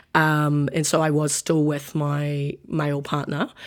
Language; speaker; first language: English; native; English